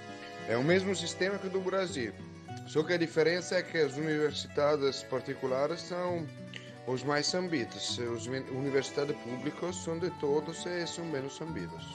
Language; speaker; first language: Portuguese; non-native, fluent; Italian